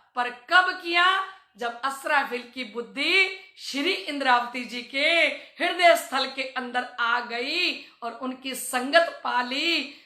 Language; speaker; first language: Hindi; native; Hindi